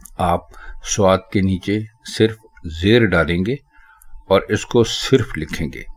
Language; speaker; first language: Urdu; native; Urdu